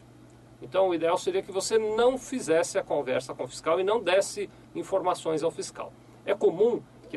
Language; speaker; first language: Portuguese; native; Portuguese